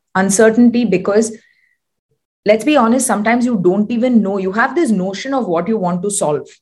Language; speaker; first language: English; non-native, local second language; Tamil